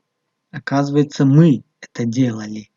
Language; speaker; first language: Russian; non-native, local second language; Tajik